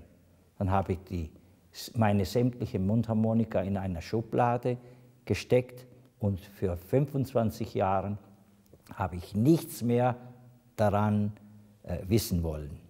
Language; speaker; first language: German; non-native, fluent; Italian